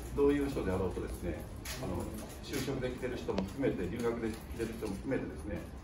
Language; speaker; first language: Japanese; native; Japanese